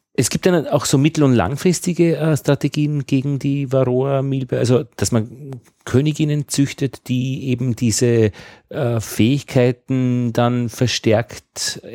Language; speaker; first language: German; native; German